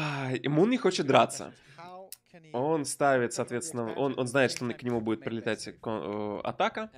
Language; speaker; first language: Russian; native; Russian